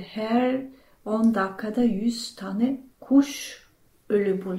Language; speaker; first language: Turkish; non-native, fluent; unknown